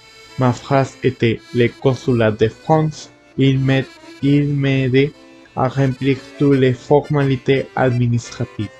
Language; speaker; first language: French; non-native, learner; Spanish